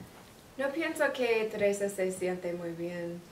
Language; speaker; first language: Spanish; non-native, learner; English